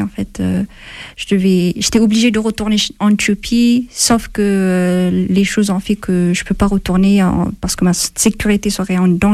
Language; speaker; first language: French; non-native, fluent; Amharic